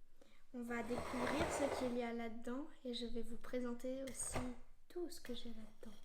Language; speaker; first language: French; native; French